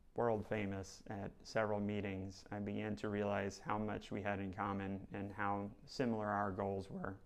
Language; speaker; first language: English; native; English